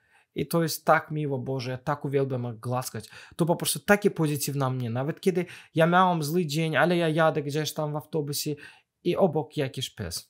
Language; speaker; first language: Polish; non-native, fluent; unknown